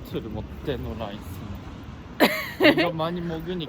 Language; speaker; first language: Korean; non-native, learner; Japanese